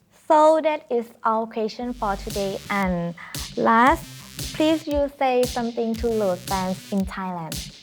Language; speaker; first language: English; non-native, learner; Thai